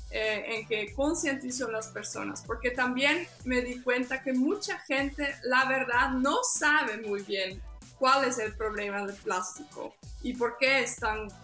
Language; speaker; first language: Spanish; non-native, fluent; Dutch